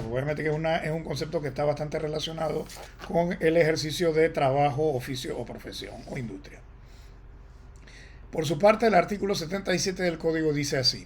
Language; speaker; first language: Spanish; native; Spanish